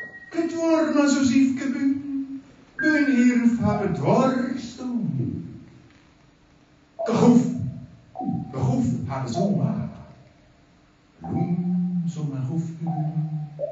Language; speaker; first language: Dutch; native; Dutch